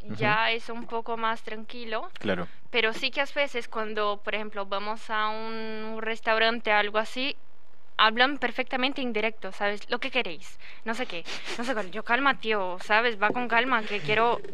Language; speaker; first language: Spanish; non-native, learner; Portuguese